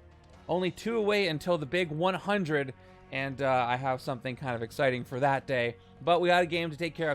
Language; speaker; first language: English; native; English